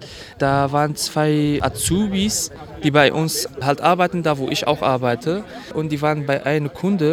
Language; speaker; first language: German; non-native, fluent; Kurdish